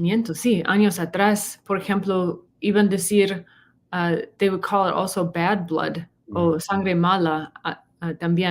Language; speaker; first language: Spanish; non-native, fluent; English